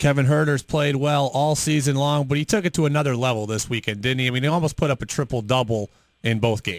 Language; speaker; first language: English; native; English